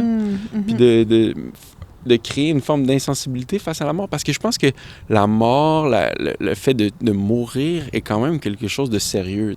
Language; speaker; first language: French; native; French